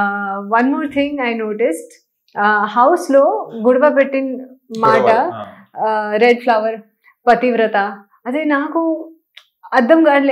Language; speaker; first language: Telugu; non-native, learner; Hindi